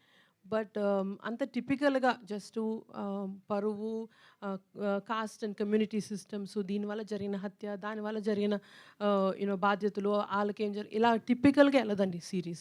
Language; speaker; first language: Telugu; native; Telugu